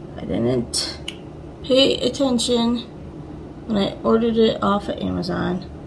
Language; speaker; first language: English; native; English